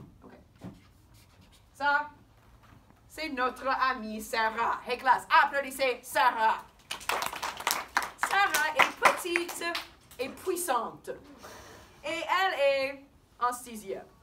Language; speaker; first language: French; non-native, fluent; English